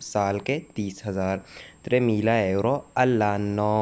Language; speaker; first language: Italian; non-native, learner; Urdu